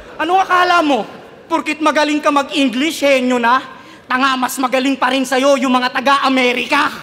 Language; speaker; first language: Filipino; native; Filipino